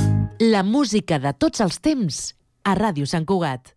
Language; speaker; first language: Catalan; native; Catalan